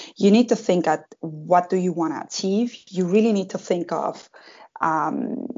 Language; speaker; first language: English; non-native, fluent; Spanish